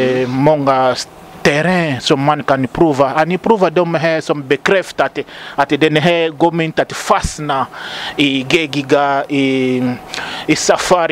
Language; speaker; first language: Swedish; non-native, learner; Lingala